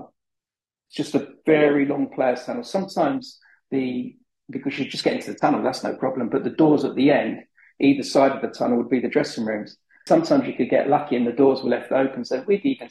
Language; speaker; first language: English; native; English